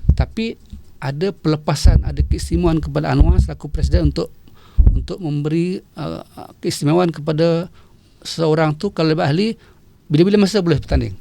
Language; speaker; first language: Malay; native; Malay